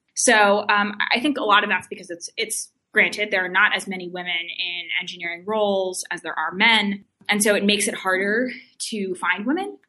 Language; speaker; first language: English; native; English